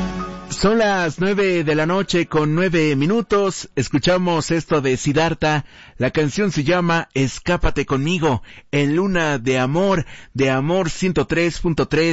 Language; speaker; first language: Spanish; native; Spanish